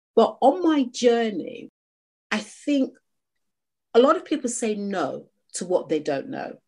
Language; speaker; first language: English; native; English